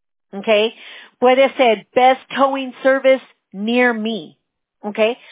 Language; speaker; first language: English; early bilingual, other home language; Spanish